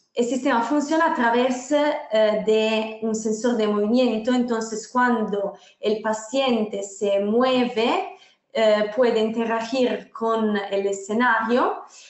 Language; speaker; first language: Spanish; non-native, fluent; Italian